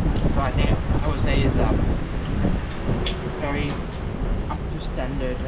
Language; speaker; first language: English; non-native, fluent; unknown